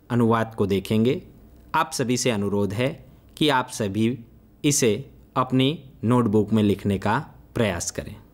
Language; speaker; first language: Hindi; non-native, local second language; Gujarati